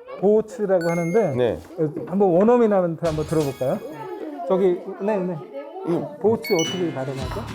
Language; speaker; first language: Korean; native; Korean